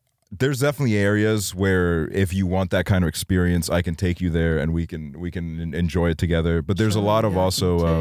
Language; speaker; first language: English; early bilingual, other home language; Estonian